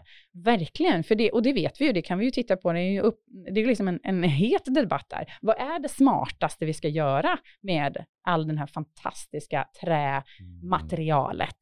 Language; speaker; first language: Swedish; native; Swedish